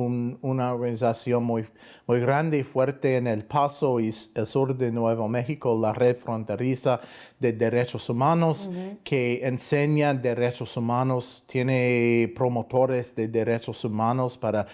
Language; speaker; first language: Spanish; non-native, fluent; English